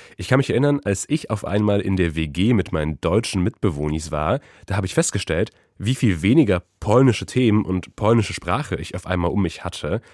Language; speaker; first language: German; early bilingual, other home language; Polish